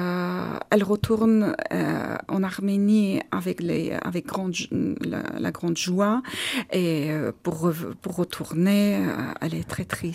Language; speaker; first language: French; non-native, learner; Armenian